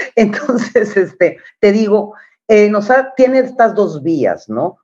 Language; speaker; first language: Spanish; native; Spanish